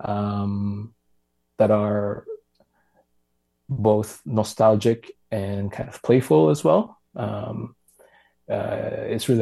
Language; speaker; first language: English; non-native, local second language; Filipino